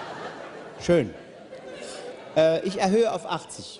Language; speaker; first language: German; native; German